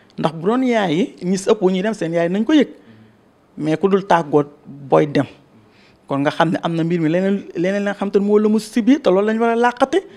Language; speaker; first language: Wolof; native; Wolof